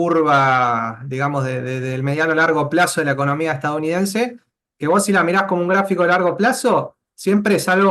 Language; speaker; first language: Spanish; native; Spanish